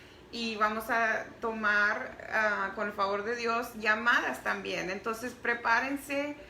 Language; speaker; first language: Spanish; early bilingual, heritage; Spanish